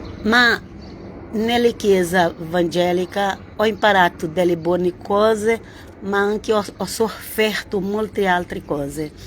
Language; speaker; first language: Italian; non-native, learner; Portuguese